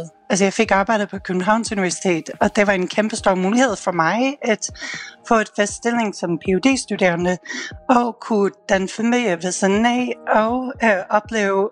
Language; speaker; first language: Danish; non-native, fluent; English